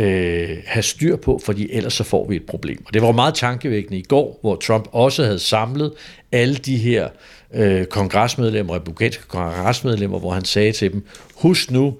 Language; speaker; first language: Danish; native; Danish